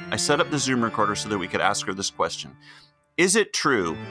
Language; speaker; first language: English; native; English